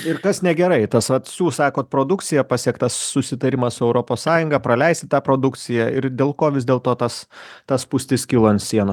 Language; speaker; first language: Lithuanian; native; Lithuanian